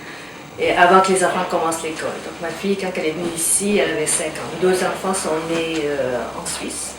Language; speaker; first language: French; native; French